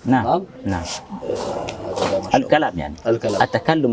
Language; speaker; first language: Arabic; non-native, fluent; Indonesian